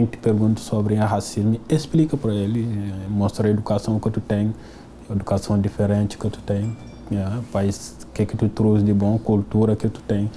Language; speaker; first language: Portuguese; non-native, fluent; Wolof